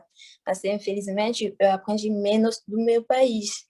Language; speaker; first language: Portuguese; non-native, fluent; French